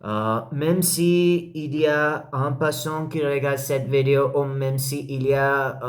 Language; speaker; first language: French; non-native, learner; English